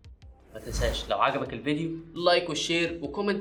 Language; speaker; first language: Arabic; native; Arabic